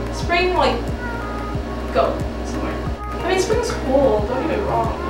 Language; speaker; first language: English; native; English